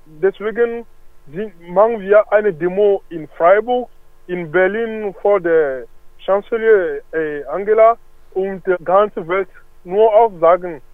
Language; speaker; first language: German; non-native, learner; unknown